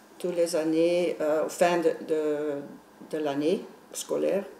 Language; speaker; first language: French; non-native, local second language; Dutch